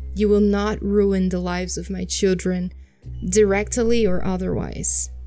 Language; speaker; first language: English; non-native, fluent; Portuguese